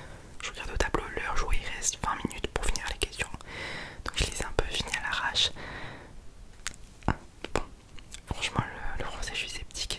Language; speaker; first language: French; native; French